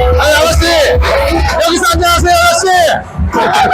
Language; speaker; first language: Korean; native; Korean